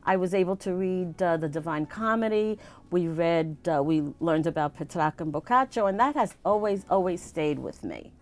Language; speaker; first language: English; early bilingual, other home language; Italian